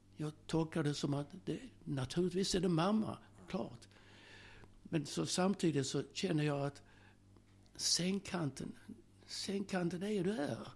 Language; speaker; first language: Swedish; early bilingual, other home language; Slovak